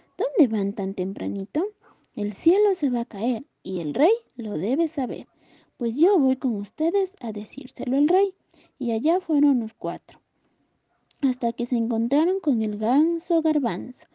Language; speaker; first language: Spanish; native; Spanish